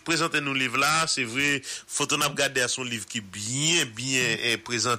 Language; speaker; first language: French; non-native, local second language; Haitian Creole